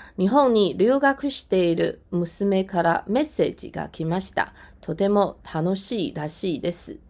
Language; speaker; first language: Japanese; non-native, fluent; Chinese